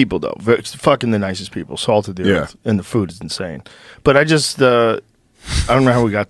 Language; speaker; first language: English; native; English